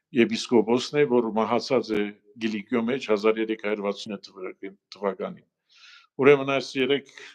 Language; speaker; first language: Armenian; early bilingual, heritage; Armenian